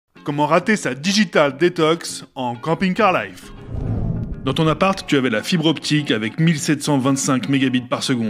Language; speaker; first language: French; native; French